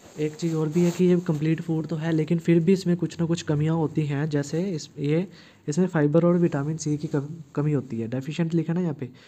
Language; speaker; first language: Hindi; native; Hindi